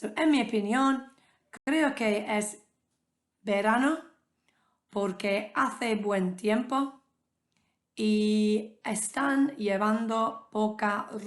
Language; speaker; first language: Spanish; non-native, fluent; English